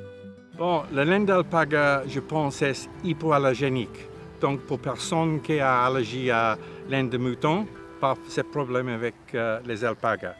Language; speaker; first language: French; non-native, learner; English